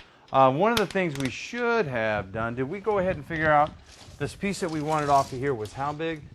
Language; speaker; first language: English; native; English